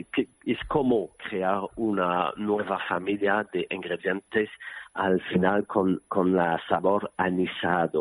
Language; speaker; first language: Spanish; non-native, learner; French